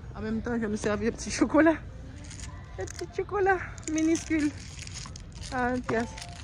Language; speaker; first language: French; native; French